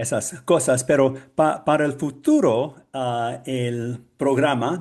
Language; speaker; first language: Spanish; non-native, learner; English